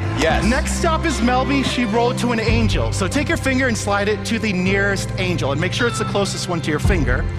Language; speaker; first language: English; native; English